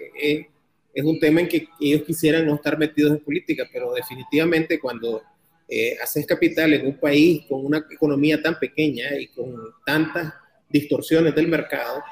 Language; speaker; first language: Spanish; native; Spanish